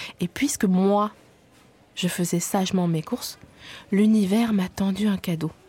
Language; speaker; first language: French; native; French